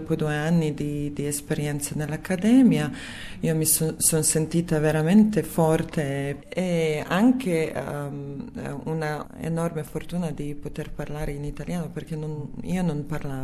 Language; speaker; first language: Italian; non-native, fluent; Serbian